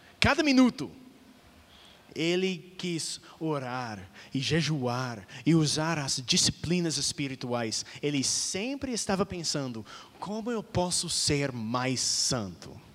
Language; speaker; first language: Portuguese; non-native, fluent; English